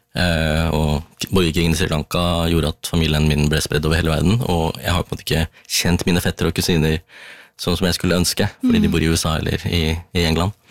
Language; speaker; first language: Norwegian; early bilingual, other home language; Tamil